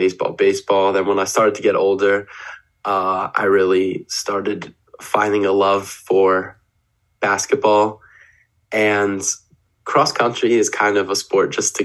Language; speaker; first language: English; native; English